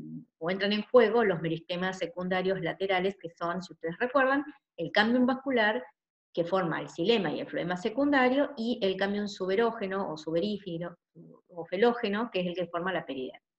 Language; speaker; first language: Spanish; native; Spanish